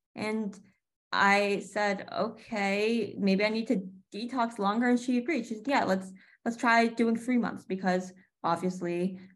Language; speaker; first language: English; native; English